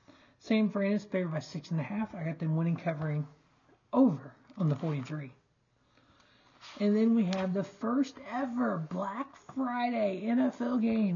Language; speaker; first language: English; native; English